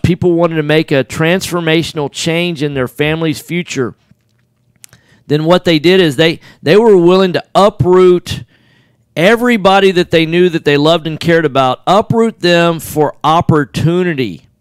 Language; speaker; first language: English; native; English